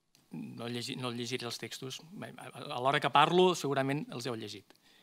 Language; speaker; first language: Catalan; native; Catalan